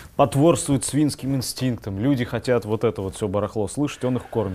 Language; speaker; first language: Russian; native; Russian